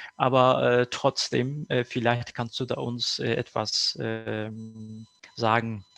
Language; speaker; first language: German; non-native, fluent; Kurdish